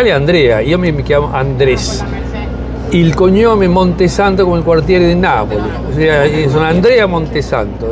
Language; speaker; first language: Italian; early bilingual, heritage; Spanish